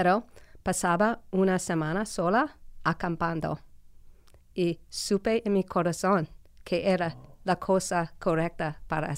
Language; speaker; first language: Spanish; non-native, fluent; English